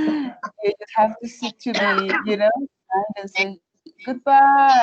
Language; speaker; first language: English; non-native, fluent; Spanish